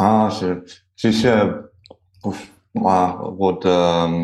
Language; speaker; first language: Chinese; non-native, learner; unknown